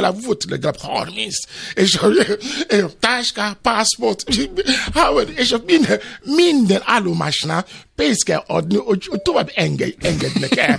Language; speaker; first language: Hungarian; non-native, learner; Yoruba